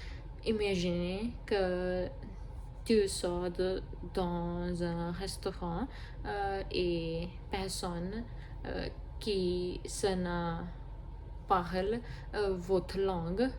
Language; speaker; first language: French; non-native, learner; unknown